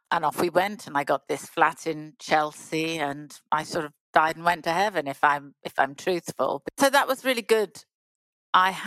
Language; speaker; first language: English; native; English